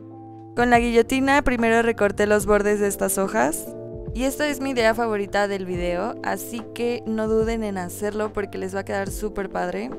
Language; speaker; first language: Spanish; native; Spanish